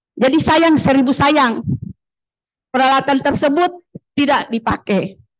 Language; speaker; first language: Indonesian; native; Indonesian